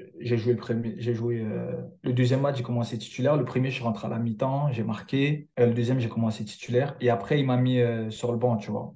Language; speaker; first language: French; early bilingual, other home language; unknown